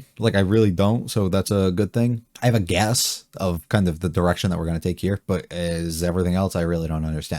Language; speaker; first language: English; native; English